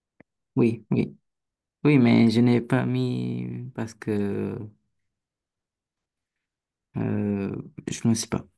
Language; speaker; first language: French; non-native, learner; Romanian